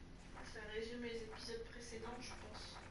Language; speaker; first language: French; native; French